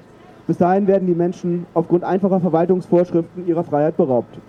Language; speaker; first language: German; native; German